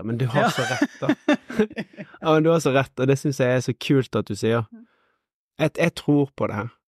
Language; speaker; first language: Norwegian; native; Norwegian